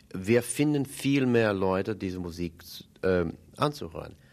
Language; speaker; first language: German; non-native, fluent; English